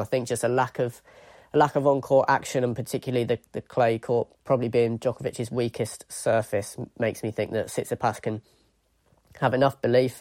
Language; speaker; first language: English; native; English